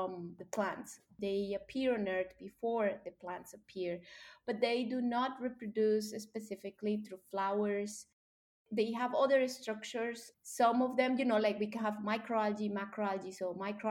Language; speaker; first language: English; non-native, fluent; Spanish